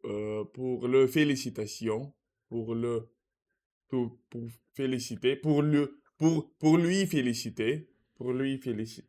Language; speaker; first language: French; non-native, learner; Russian